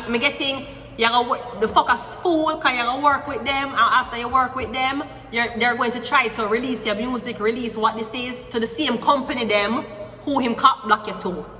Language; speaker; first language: English; native; English